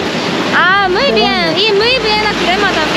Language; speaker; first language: Spanish; non-native, learner; Japanese